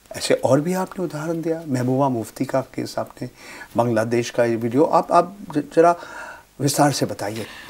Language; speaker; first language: Hindi; non-native, local second language; Bangla